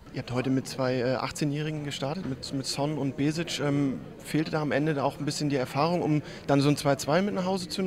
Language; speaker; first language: German; native; German